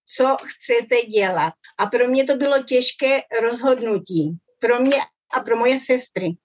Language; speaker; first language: Czech; early bilingual, other home language; Spanish